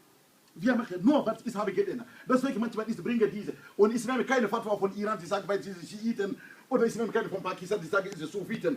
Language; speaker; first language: German; non-native, learner; Hausa